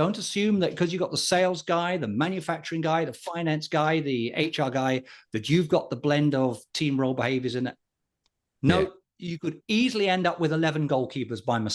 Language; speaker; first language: English; native; English